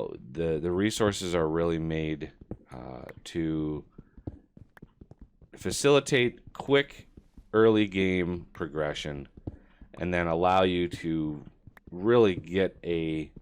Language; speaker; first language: English; native; English